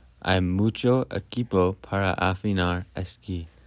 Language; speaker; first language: Spanish; non-native, learner; English